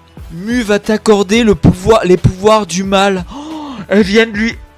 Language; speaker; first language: French; native; French